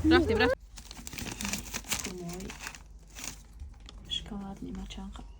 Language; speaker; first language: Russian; non-native, local second language; Tajik